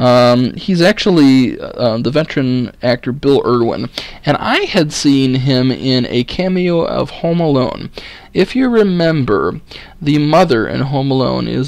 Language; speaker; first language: English; native; English